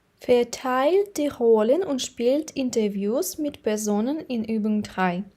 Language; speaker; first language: German; non-native, fluent; Ukrainian